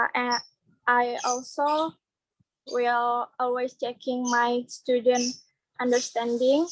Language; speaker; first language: English; non-native, learner; Indonesian